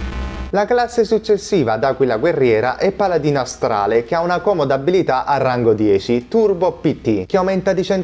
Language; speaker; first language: Italian; native; Italian